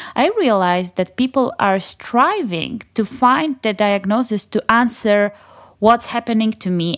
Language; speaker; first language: English; non-native, fluent; Polish